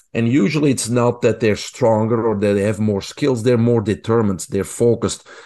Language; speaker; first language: English; non-native, fluent; Dutch